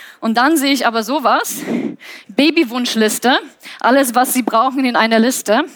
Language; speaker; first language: German; non-native, fluent; Polish